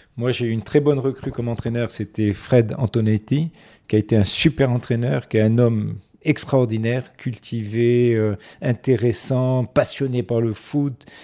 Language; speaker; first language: French; native; French